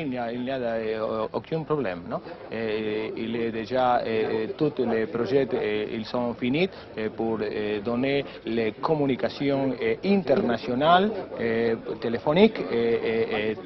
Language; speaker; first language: French; non-native, learner; Spanish